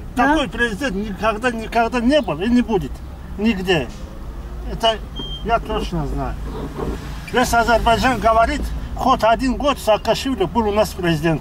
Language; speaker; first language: Russian; non-native, local second language; Azerbaijani